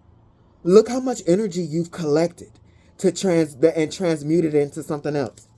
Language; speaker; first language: English; native; English